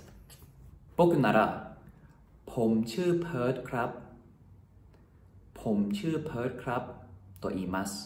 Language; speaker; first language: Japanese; non-native, fluent; Thai